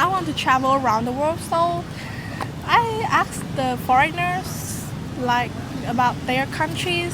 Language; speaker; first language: English; non-native, learner; Vietnamese